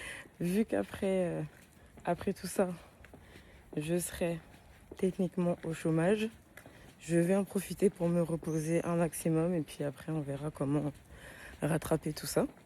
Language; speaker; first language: French; native; French